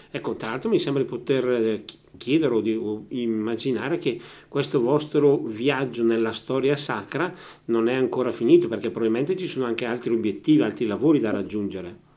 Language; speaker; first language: Italian; native; Italian